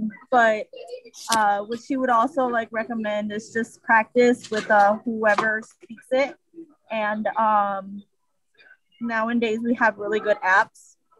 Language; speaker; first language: English; early bilingual, other home language; Spanish